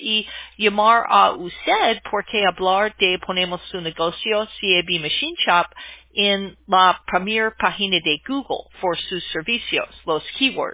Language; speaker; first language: Spanish; non-native, learner; English